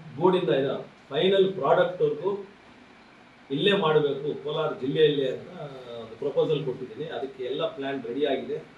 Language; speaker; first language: Kannada; native; Kannada